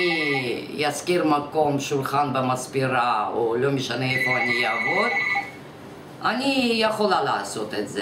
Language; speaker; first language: Hebrew; non-native, fluent; Russian